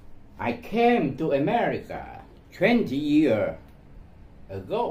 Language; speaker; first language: English; non-native, learner; Vietnamese